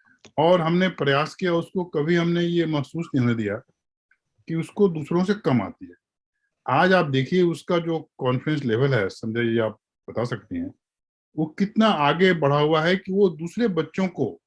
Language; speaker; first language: Hindi; native; Hindi